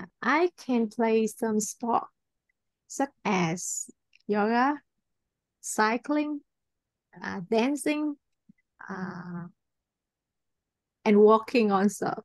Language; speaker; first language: English; non-native, learner; Vietnamese